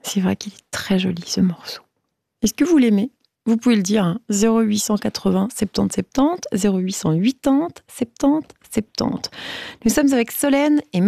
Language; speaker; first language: French; native; French